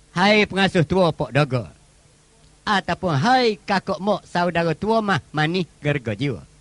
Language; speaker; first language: Malay; native; Malay